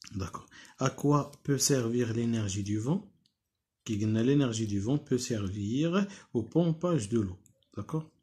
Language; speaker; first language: French; non-native, local second language; Arabic